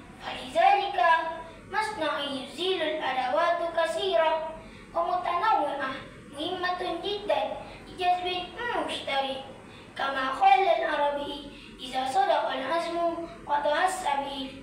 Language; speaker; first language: Arabic; non-native, learner; Malay